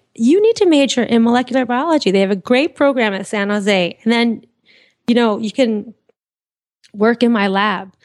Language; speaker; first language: English; native; English